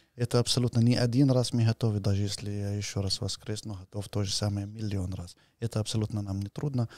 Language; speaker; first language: Russian; non-native, fluent; Arabic